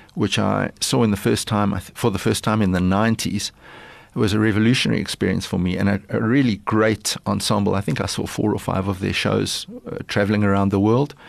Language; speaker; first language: English; early bilingual, other home language; Lithuanian